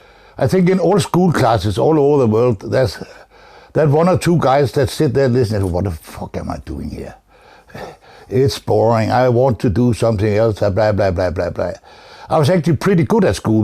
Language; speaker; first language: English; non-native, fluent; Danish